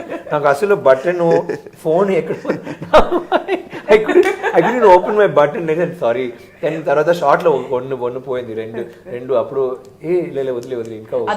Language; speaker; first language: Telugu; non-native, learner; Tamil